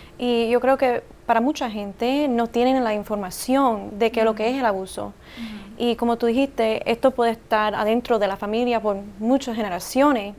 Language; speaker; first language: Spanish; early bilingual, heritage; Spanish